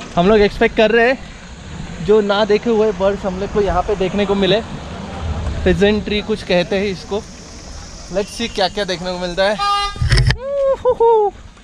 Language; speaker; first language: Hindi; non-native, local second language; Marathi